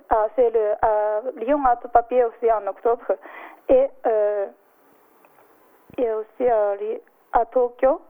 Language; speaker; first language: French; non-native, learner; Japanese